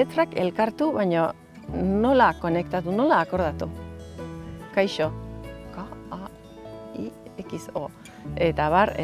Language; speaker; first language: Basque; non-native, fluent; Finnish